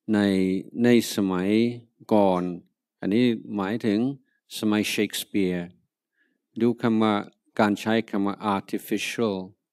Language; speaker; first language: Thai; non-native, fluent; English